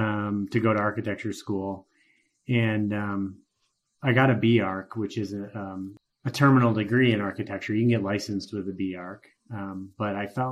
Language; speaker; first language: English; native; English